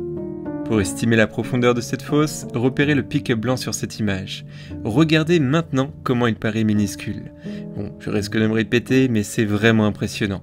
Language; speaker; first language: French; native; French